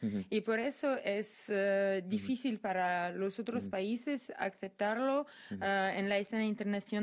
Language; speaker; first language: Spanish; non-native, fluent; Russian